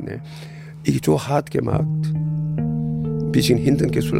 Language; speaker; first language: German; non-native, learner; Korean